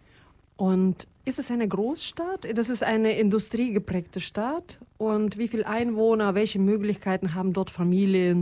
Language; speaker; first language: German; non-native, fluent; Russian